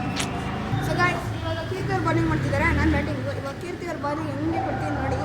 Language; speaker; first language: Kannada; native; Kannada